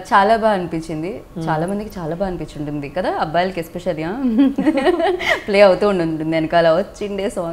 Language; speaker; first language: Telugu; native; Telugu